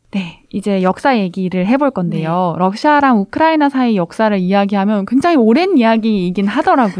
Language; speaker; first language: Korean; native; Korean